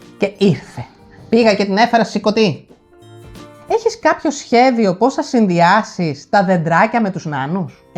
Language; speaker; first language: Greek; early bilingual, heritage; Greek